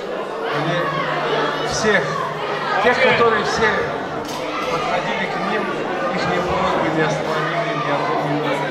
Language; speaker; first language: Russian; non-native, local second language; Azerbaijani